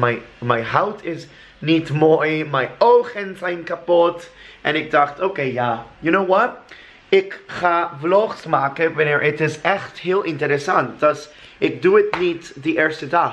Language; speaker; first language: Dutch; non-native, learner; English